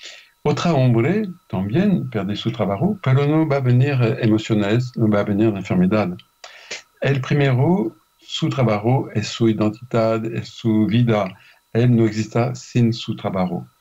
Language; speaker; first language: Spanish; non-native, fluent; French